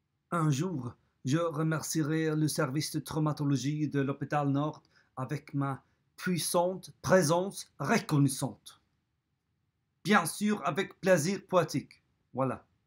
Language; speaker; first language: French; non-native, fluent; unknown